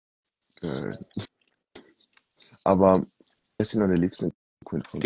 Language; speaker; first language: German; non-native, fluent; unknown